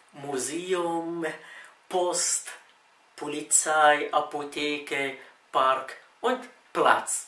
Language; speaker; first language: German; non-native, fluent; Arabic